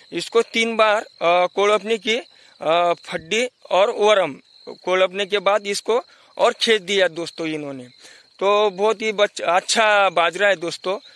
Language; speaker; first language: Hindi; non-native, local second language; Marathi